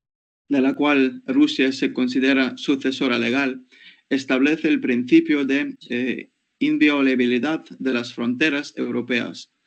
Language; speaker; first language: Spanish; non-native, fluent; Ukrainian